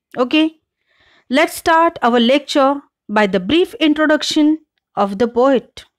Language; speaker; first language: English; non-native, local second language; Marathi